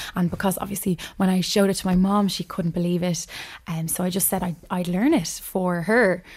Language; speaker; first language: English; native; English